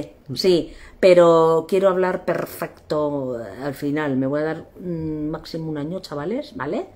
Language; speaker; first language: Spanish; native; Spanish